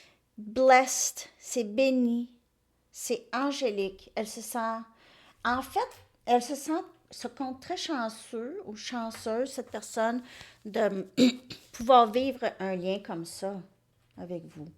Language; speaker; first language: French; native; French